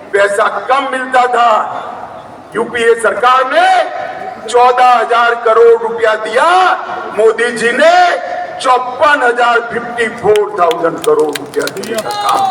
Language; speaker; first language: Hindi; non-native, local second language; Gujarati